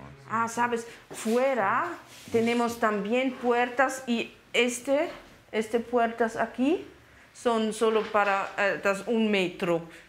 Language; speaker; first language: Spanish; non-native, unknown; German